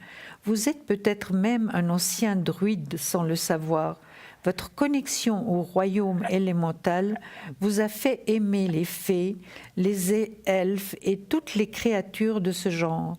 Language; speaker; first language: French; native; French